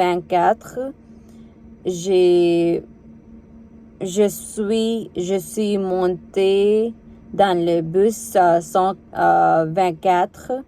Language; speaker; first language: French; non-native, learner; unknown